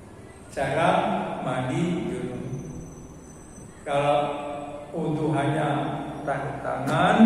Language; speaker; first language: Indonesian; native; Indonesian